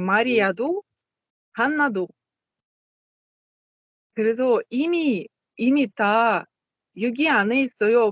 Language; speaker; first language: Korean; non-native, learner; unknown